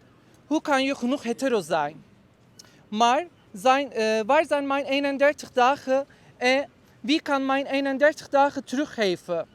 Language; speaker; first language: Dutch; non-native, fluent; Turkish